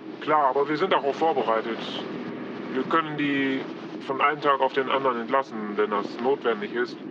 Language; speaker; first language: German; non-native, fluent; Polish